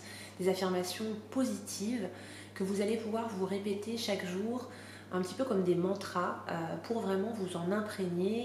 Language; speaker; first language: French; native; French